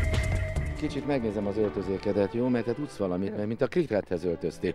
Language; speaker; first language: Hungarian; native; Hungarian